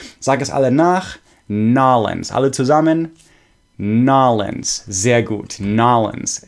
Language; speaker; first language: German; non-native, fluent; English